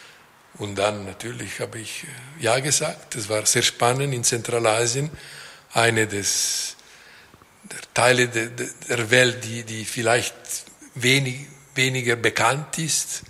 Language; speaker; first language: German; non-native, local second language; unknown